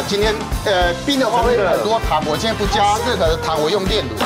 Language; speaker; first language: Chinese; native; Chinese